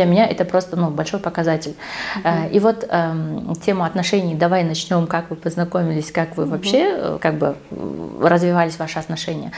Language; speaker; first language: Russian; non-native, local second language; Kazakh